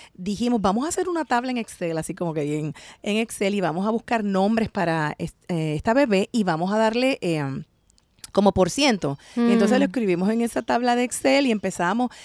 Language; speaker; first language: Spanish; native; Spanish